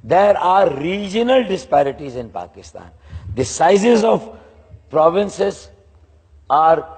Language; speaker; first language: English; non-native, local second language; Urdu